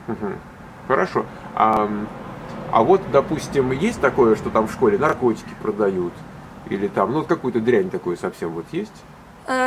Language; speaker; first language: Russian; native; Russian